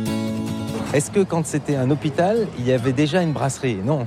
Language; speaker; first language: French; native; French